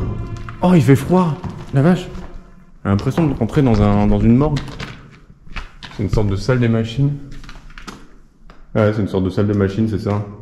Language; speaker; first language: French; native; French